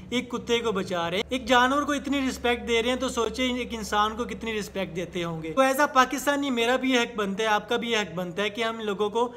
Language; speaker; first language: Urdu; native; Urdu